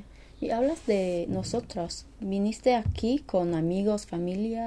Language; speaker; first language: Spanish; non-native, learner; English